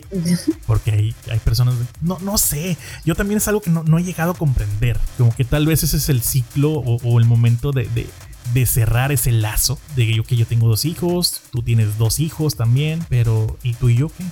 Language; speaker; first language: Spanish; native; Spanish